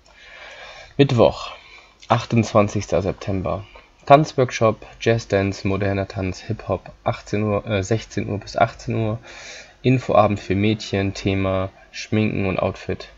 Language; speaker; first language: German; non-native, fluent; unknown